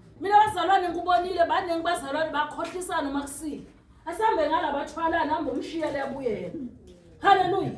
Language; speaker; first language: Zulu; non-native, local second language; Swati